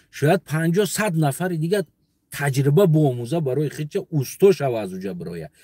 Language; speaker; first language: Tajik; non-native, local second language; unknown